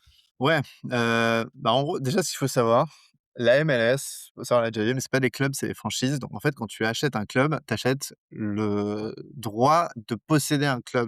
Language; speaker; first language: French; native; French